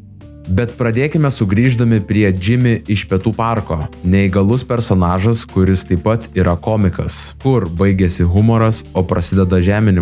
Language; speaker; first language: Lithuanian; native; Lithuanian